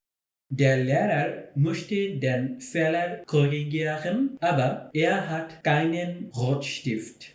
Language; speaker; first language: German; non-native, fluent; Bangla